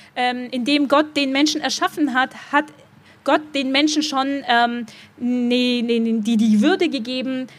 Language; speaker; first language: German; native; German